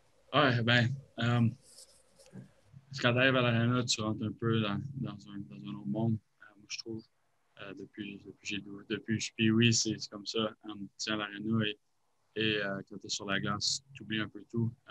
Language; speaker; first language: French; native; French